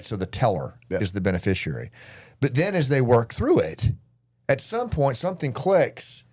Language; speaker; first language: English; native; English